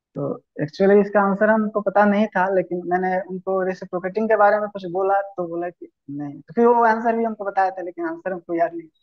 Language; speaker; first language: Hindi; native; Hindi